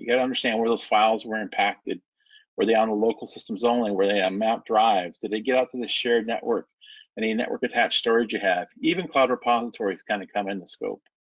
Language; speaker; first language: English; native; English